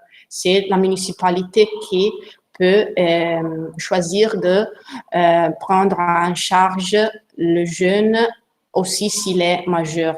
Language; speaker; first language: French; non-native, learner; Italian